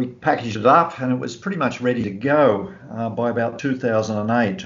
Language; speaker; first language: English; native; English